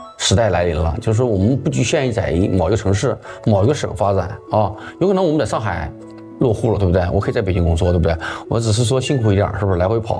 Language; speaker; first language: Chinese; native; Chinese